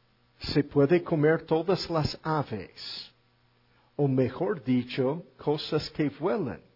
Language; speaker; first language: Spanish; non-native, fluent; English